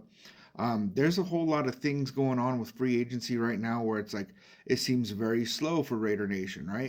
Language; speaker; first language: English; native; English